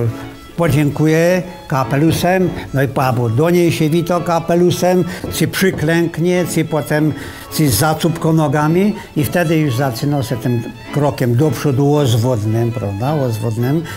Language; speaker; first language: Polish; native; Polish